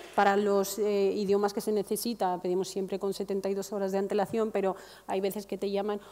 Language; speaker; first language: Spanish; non-native, fluent; Arabic